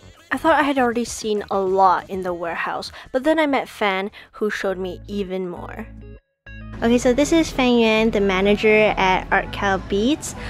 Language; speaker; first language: English; early bilingual, other home language; Chinese